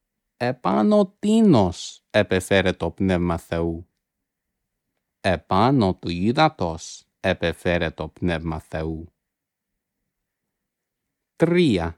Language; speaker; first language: Greek; non-native, fluent; English